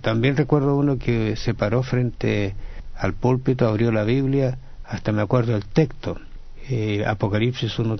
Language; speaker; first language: Spanish; native; Spanish